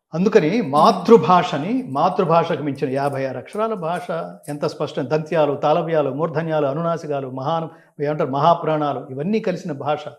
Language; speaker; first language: Telugu; native; Telugu